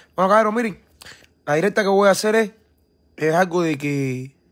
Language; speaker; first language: Spanish; native; Spanish